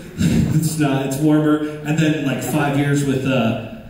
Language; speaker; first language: English; native; English